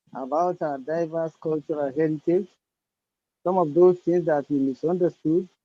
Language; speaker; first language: English; non-native, local second language; Yoruba